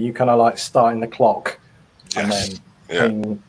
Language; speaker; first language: English; native; English